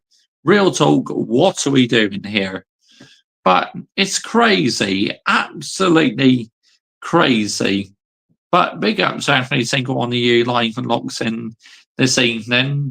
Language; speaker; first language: English; native; English